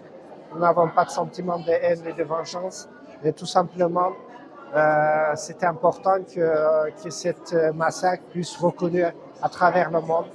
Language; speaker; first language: French; non-native, fluent; Azerbaijani